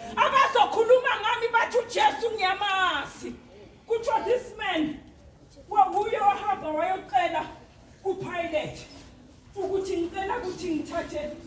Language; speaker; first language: Zulu; non-native, local second language; Xhosa